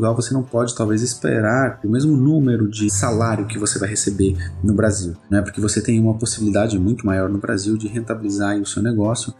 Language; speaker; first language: Portuguese; native; Portuguese